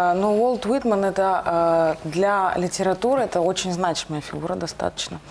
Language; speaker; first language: Russian; native; Russian